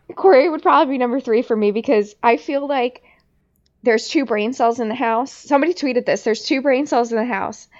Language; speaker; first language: English; native; English